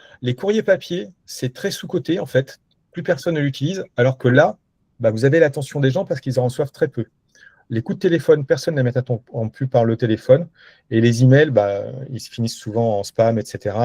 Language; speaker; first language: French; native; French